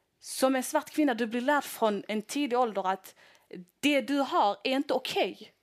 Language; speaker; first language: Swedish; early bilingual, other home language; Somali